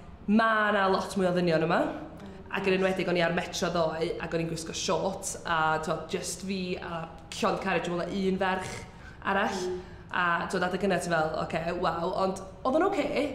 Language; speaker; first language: Welsh; native; Welsh